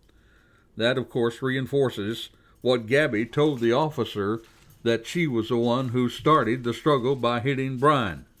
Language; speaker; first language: English; native; English